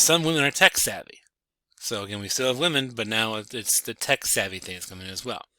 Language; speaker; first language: English; native; English